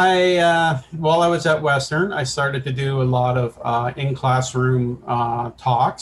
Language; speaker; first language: English; native; English